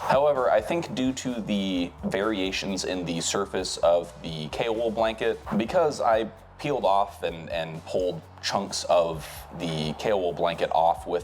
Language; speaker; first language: English; native; English